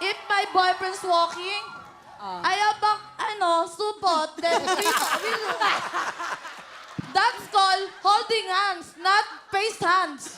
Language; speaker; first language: English; non-native, local second language; Filipino